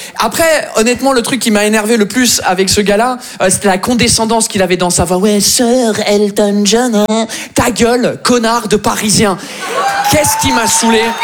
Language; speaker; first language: French; non-native, fluent; English